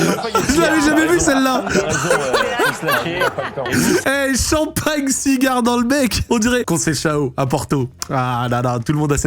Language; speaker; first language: French; native; French